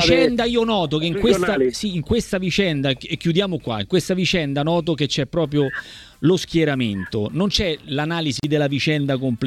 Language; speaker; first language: Italian; native; Italian